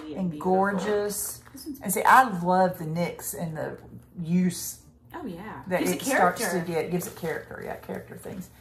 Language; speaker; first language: English; native; English